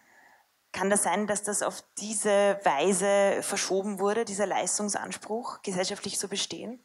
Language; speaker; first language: German; native; German